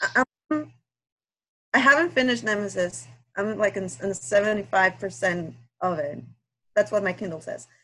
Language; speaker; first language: English; non-native, fluent; Spanish